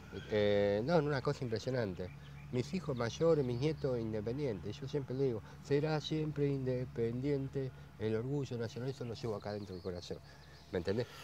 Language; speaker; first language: Spanish; native; Spanish